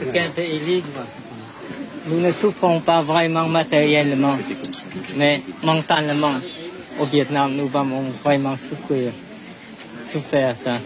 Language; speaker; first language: French; non-native, fluent; Vietnamese